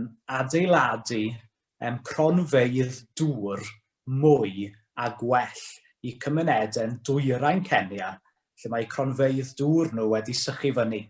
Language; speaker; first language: Welsh; native; Welsh